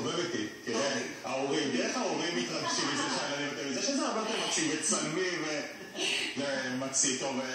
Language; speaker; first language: Hebrew; native; Hebrew